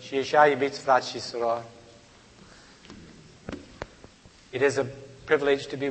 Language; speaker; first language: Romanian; non-native, learner; English